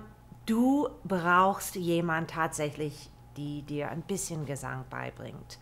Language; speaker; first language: German; non-native, fluent; English